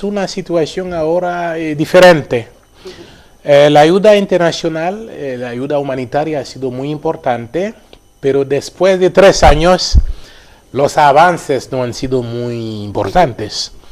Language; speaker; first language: Spanish; non-native, fluent; Haitian Creole